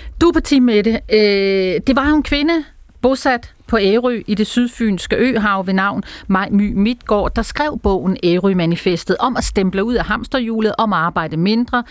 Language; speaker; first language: Danish; native; Danish